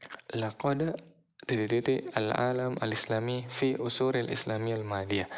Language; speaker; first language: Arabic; non-native, learner; Indonesian